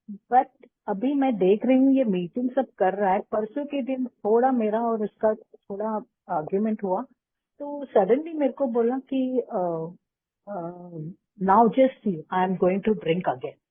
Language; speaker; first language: Hindi; non-native, local second language; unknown